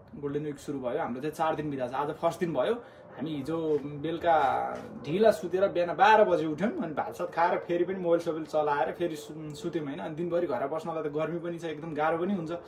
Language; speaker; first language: Nepali; native; Nepali